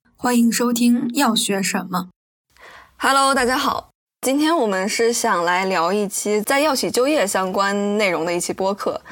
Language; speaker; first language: Chinese; native; Chinese